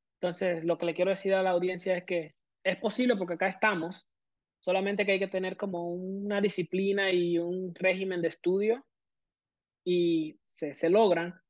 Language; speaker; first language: Spanish; native; Spanish